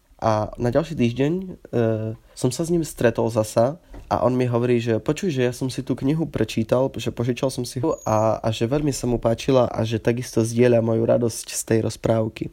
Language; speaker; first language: Slovak; native; Slovak